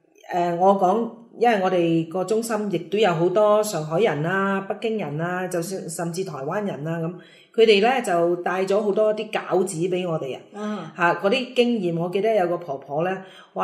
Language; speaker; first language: Cantonese; native; Cantonese